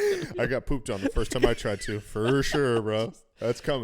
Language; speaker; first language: English; native; English